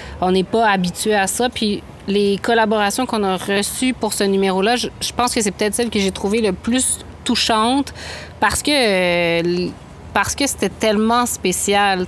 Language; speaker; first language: French; native; French